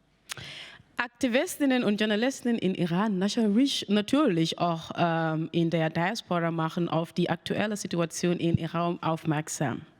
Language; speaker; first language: German; non-native, fluent; Mandingo